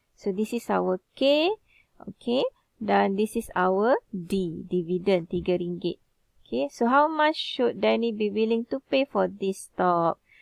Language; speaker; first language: English; non-native, local second language; Malay